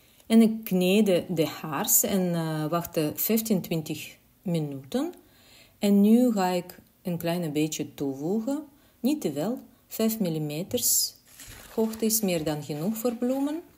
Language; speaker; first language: Dutch; non-native, learner; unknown